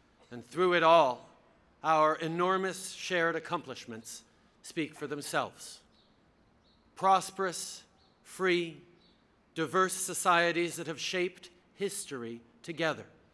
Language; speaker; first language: English; early bilingual, other home language; French